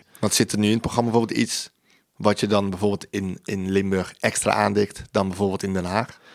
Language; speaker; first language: Dutch; native; Dutch